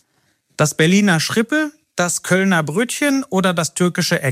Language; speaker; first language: German; native; German